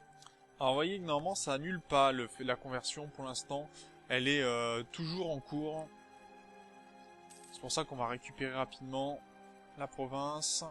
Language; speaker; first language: French; native; French